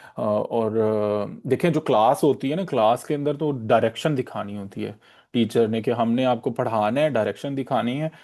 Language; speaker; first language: Urdu; native; Urdu